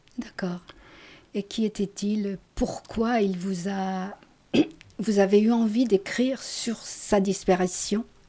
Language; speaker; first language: French; native; French